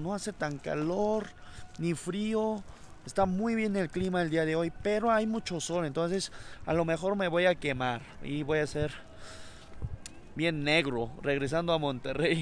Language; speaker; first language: Spanish; non-native, fluent; Korean